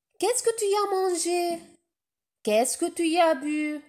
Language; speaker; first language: French; non-native, local second language; Arabic